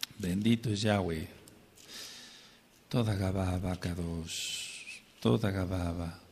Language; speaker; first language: Spanish; native; Spanish